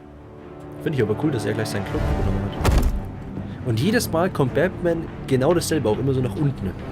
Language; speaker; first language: German; native; German